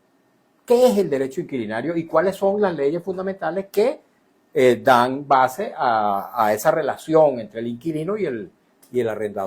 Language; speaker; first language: Spanish; native; Spanish